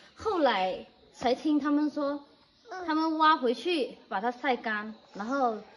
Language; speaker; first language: Chinese; non-native, fluent; Vietnamese